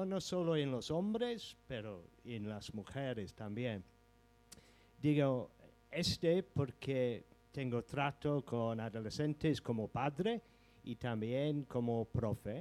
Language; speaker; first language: Spanish; non-native, fluent; English